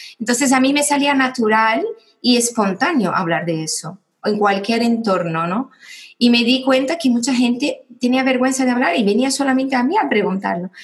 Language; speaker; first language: Spanish; non-native, fluent; Portuguese